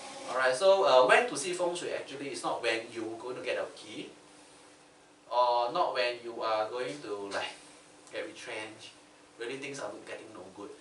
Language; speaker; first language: English; non-native, local second language; Chinese